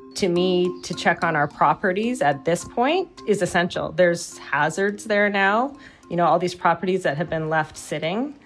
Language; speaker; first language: English; native; English